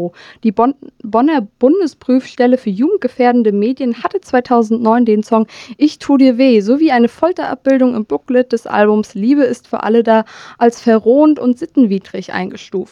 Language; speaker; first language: German; native; German